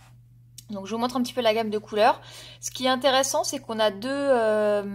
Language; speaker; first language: French; native; French